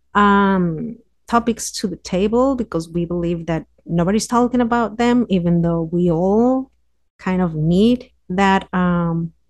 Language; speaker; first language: English; non-native, fluent; Spanish